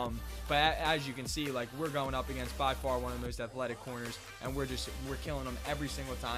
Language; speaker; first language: English; native; English